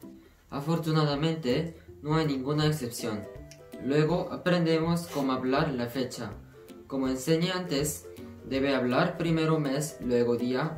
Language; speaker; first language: Spanish; non-native, fluent; Korean